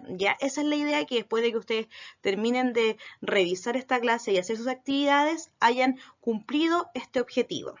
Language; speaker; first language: Spanish; native; Spanish